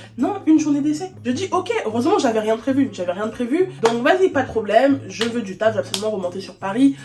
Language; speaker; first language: French; native; French